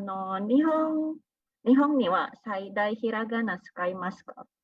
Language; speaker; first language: Japanese; non-native, learner; Indonesian